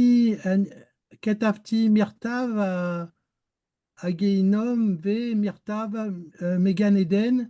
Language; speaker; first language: Hebrew; non-native, learner; French